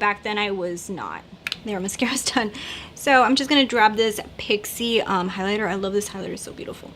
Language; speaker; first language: English; native; English